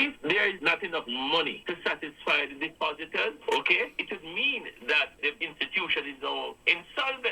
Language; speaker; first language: English; native; English